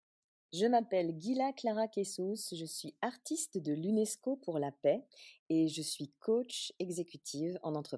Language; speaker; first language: French; native; French